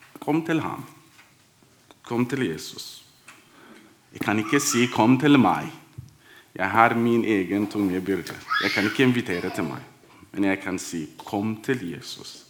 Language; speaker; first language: Norwegian; non-native, fluent; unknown